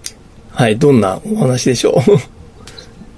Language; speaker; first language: Japanese; native; Japanese